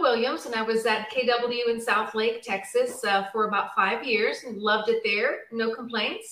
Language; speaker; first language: English; native; English